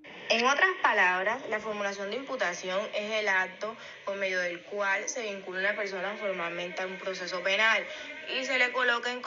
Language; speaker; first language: Spanish; native; Spanish